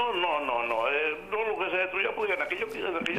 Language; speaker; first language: Spanish; native; Spanish